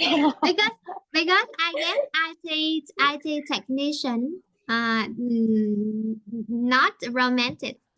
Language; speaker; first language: English; non-native, fluent; Vietnamese